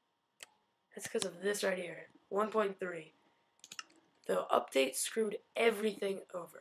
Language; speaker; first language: English; native; English